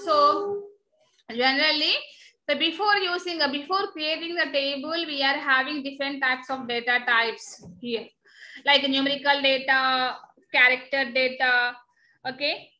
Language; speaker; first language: English; non-native, local second language; Telugu